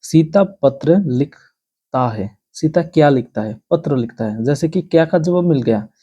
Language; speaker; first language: Hindi; non-native, local second language; Bangla